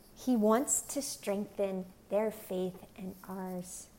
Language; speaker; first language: English; native; English